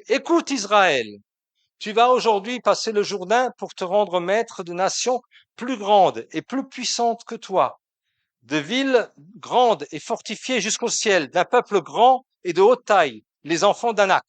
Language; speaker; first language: French; native; French